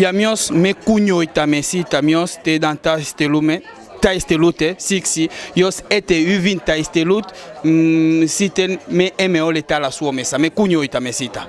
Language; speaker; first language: Finnish; non-native, fluent; Lingala